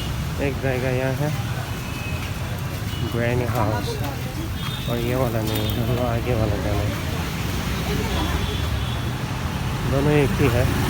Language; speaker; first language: Hindi; non-native, local second language; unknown